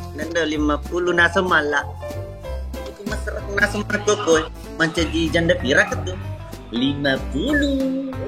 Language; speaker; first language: Indonesian; non-native, local second language; Buginese